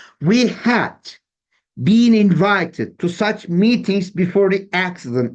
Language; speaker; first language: English; non-native, fluent; Turkish